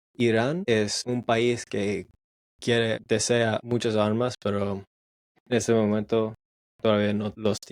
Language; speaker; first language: Spanish; non-native, learner; English